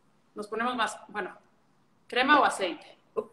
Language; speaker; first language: Spanish; native; Spanish